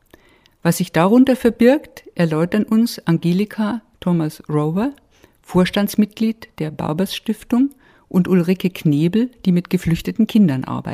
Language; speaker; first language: German; native; German